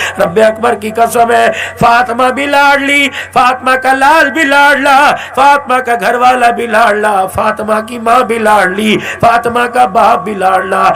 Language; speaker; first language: Urdu; non-native, local second language; Punjabi